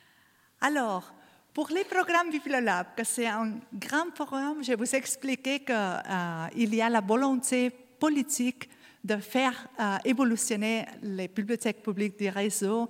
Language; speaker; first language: French; non-native, learner; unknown